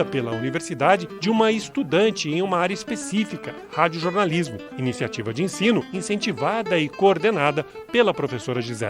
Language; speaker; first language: Portuguese; native; Portuguese